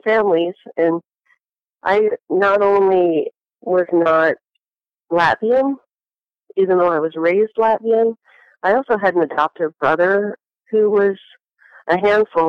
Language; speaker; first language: English; early bilingual, other home language; Latvian